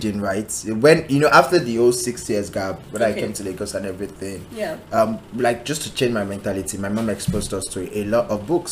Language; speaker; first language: English; non-native, local second language; Yoruba